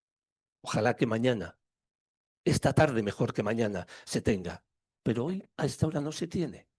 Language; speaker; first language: Spanish; native; Spanish